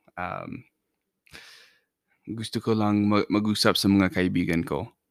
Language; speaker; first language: Filipino; non-native, fluent; English